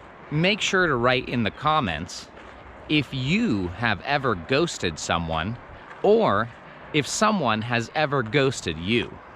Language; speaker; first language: English; native; English